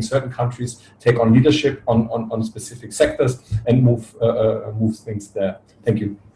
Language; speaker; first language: English; non-native, fluent; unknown